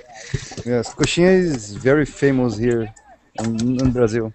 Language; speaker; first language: English; non-native, learner; Portuguese